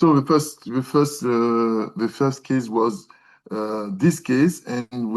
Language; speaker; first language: English; non-native, learner; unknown